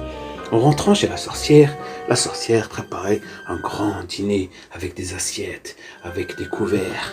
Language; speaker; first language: French; native; French